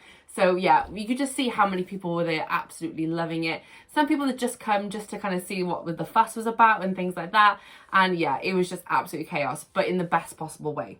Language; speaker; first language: English; native; English